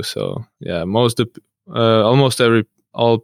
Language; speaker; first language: English; non-native, fluent; Russian